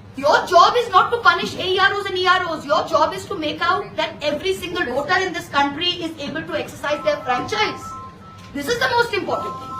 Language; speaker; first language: English; non-native, local second language; Bangla